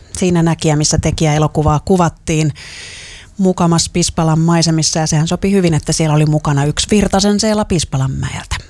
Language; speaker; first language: Finnish; native; Finnish